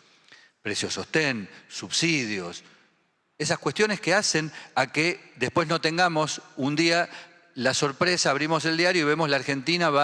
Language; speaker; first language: Spanish; native; Spanish